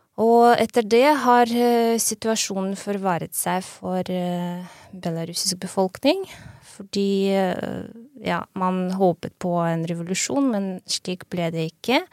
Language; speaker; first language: Norwegian; non-native, fluent; Belarusian